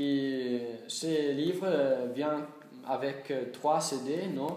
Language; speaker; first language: French; non-native, learner; Italian